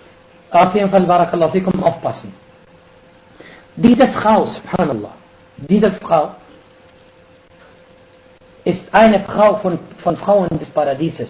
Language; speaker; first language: German; non-native, fluent; Arabic